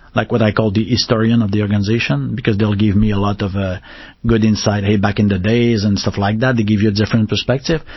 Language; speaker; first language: English; non-native, fluent; French